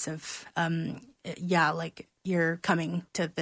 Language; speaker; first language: English; non-native, local second language; Filipino